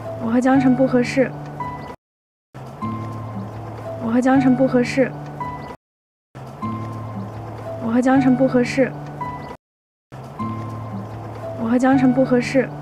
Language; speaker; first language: Chinese; non-native, fluent; Korean